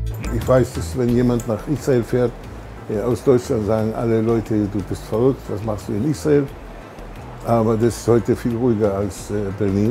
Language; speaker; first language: German; non-native, fluent; Hebrew